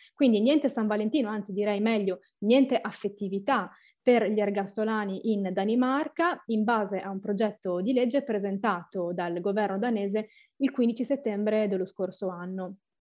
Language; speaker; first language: Italian; native; Italian